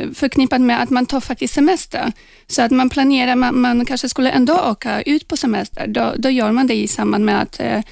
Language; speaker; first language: Swedish; non-native, fluent; Polish